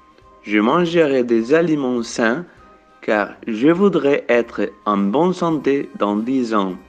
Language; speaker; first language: French; non-native, fluent; Spanish